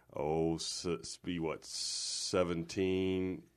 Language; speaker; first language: English; native; English